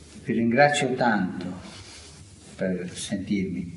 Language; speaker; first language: Italian; non-native, fluent; Spanish